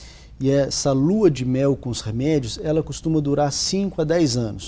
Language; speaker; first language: Portuguese; native; Portuguese